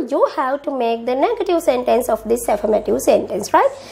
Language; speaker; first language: English; non-native, local second language; Sinhala